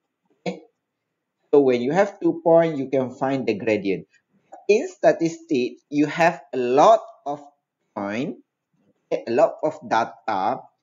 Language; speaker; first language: English; non-native, local second language; Malay